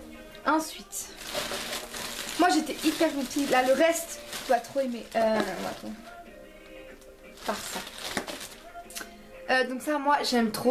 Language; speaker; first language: French; early bilingual, other home language; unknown